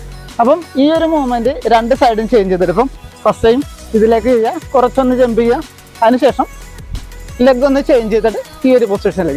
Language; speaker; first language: Malayalam; native; Malayalam